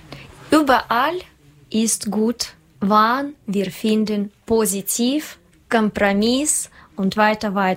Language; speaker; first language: German; non-native, learner; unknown